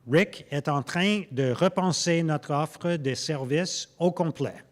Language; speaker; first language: French; non-native, local second language; English